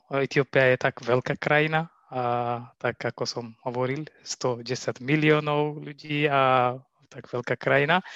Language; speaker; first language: Slovak; non-native, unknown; Tigrinya